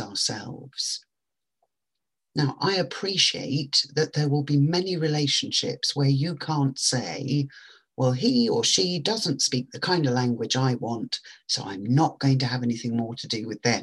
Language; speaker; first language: English; native; English